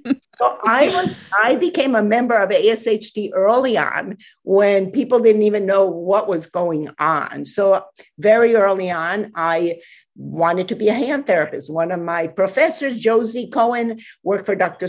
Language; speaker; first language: English; non-native, fluent; Spanish